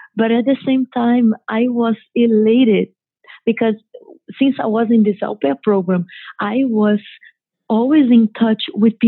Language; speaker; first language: English; non-native, fluent; Portuguese